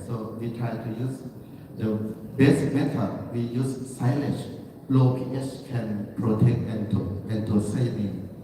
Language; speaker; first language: English; non-native, learner; Thai